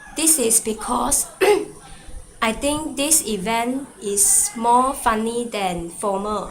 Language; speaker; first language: English; non-native, local second language; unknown